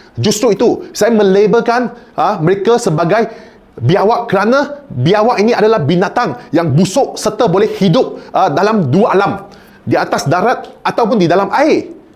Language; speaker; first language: Malay; non-native, local second language; Chinese